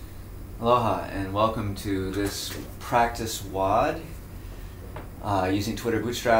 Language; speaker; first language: English; native; English